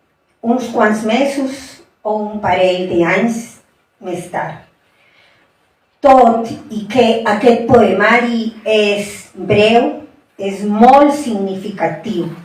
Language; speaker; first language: Catalan; non-native, fluent; Spanish